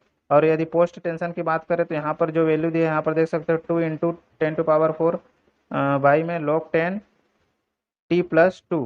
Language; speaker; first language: Hindi; native; Hindi